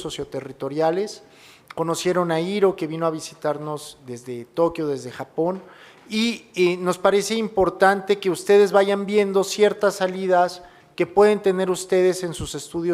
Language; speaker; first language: Spanish; native; Spanish